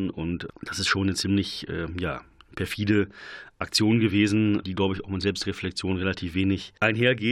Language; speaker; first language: German; native; German